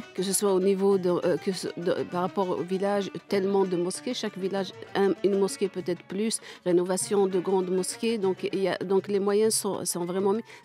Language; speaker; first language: French; non-native, local second language; Kabyle